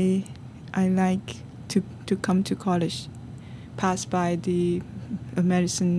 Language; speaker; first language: English; non-native, local second language; Tibetan